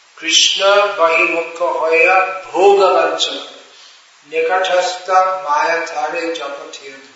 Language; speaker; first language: Bangla; non-native, fluent; English